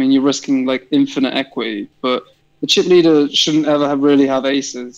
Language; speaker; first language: English; native; English